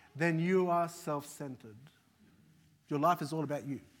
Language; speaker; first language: English; early bilingual, other home language; Arabic